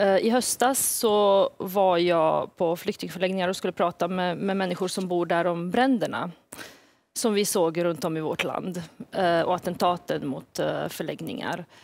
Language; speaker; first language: Swedish; early bilingual, other home language; Bosnian